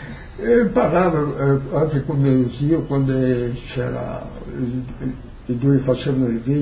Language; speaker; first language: Italian; early bilingual, heritage; Portuguese